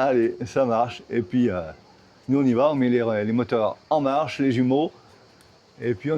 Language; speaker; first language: French; native; French